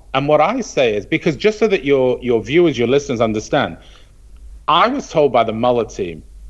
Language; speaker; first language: English; native; English